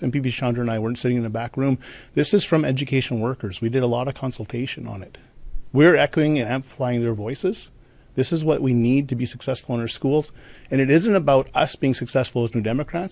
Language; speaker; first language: English; native; English